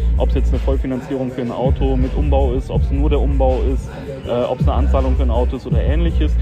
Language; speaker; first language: German; native; German